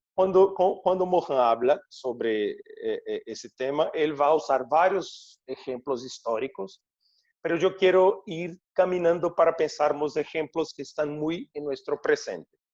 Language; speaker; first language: Spanish; non-native, fluent; Portuguese